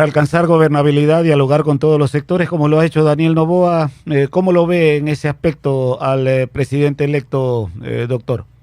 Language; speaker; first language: Spanish; native; Spanish